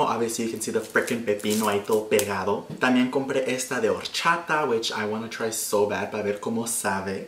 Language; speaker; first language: Spanish; early bilingual, heritage; Spanish